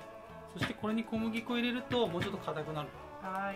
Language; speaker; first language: Japanese; native; Japanese